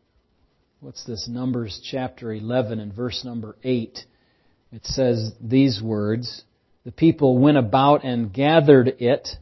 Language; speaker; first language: English; native; English